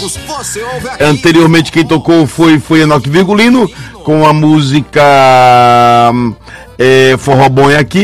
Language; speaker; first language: Portuguese; native; Portuguese